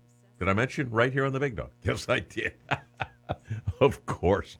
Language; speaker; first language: English; native; English